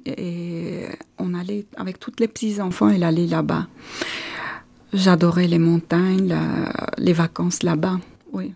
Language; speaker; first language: French; non-native, fluent; Armenian